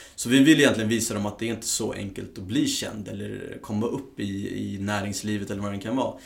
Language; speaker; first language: Swedish; early bilingual, other home language; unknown